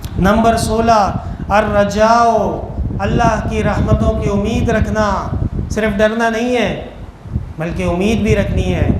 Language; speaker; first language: Urdu; non-native, local second language; Pashto